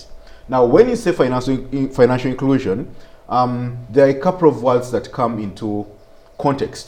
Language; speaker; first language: English; non-native, local second language; Ganda